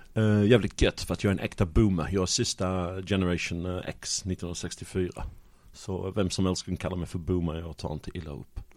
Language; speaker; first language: Swedish; non-native, fluent; English